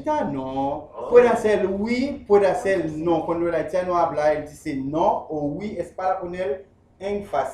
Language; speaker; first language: Spanish; non-native, fluent; Haitian Creole